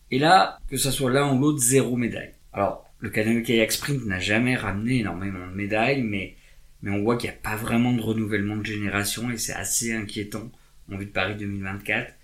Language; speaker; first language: French; native; French